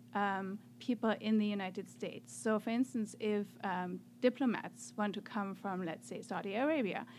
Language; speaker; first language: English; non-native, fluent; German